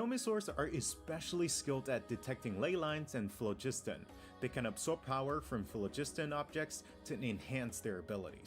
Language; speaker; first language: English; native; English